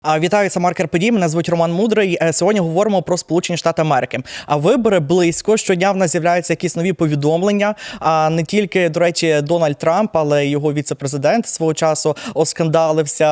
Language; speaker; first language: Ukrainian; native; Ukrainian